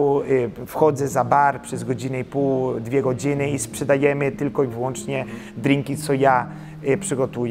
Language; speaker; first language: Polish; early bilingual, heritage; Polish